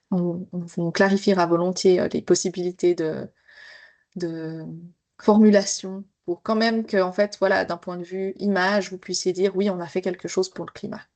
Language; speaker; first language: French; native; French